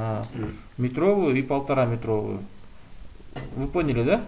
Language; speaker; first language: Russian; native; Russian